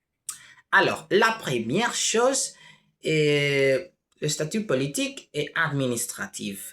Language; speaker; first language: French; non-native, learner; Spanish